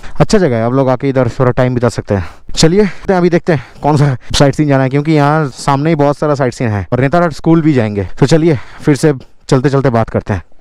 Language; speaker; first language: Hindi; non-native, local second language; Bangla